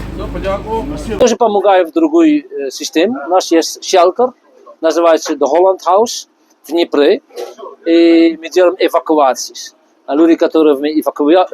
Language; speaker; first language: Russian; non-native, learner; Dutch